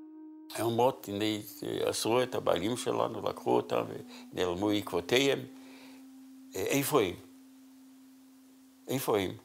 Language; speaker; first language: Hebrew; non-native, fluent; Yiddish